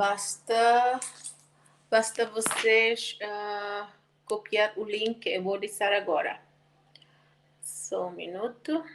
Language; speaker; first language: Portuguese; non-native, local second language; Tetum